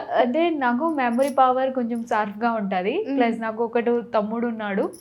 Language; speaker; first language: Telugu; non-native, fluent; Odia